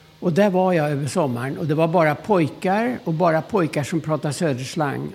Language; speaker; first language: Swedish; early bilingual, other home language; German